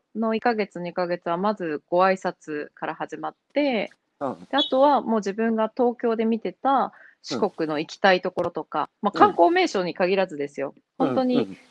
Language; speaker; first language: Japanese; native; Japanese